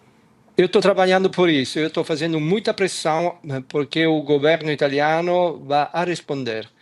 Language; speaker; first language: Portuguese; non-native, fluent; Italian